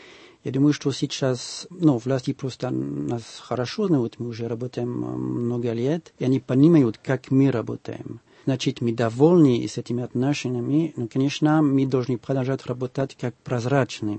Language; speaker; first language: Russian; non-native, fluent; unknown